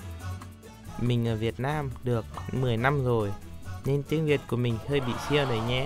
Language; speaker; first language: Vietnamese; early bilingual, other home language; Russian